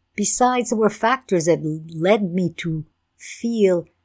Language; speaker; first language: English; non-native, fluent; Ukrainian